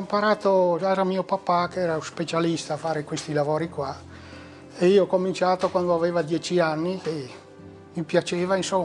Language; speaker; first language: Italian; native; Italian